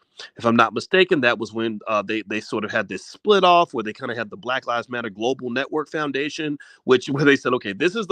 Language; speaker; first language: English; native; English